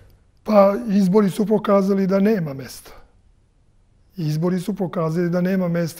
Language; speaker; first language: Serbian; native; Serbian